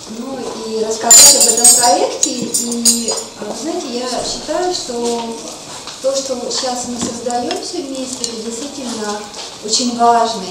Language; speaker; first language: Russian; native; Russian